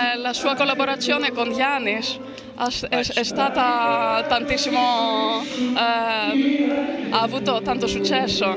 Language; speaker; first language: Italian; non-native, fluent; Greek